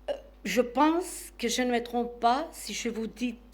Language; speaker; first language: French; non-native, fluent; Spanish